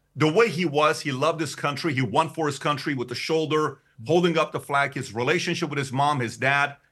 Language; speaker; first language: English; early bilingual, other home language; Persian